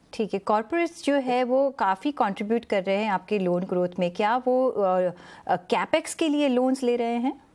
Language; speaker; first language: Hindi; non-native, local second language; Gujarati